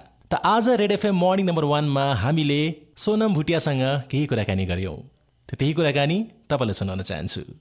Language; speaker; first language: Nepali; native; Nepali